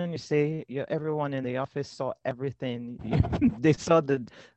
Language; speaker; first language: English; non-native, local second language; Yoruba